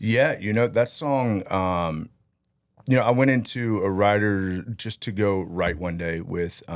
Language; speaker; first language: English; native; English